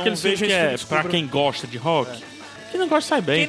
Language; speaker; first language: Portuguese; native; Portuguese